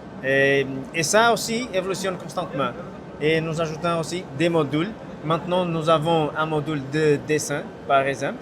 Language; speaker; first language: French; non-native, fluent; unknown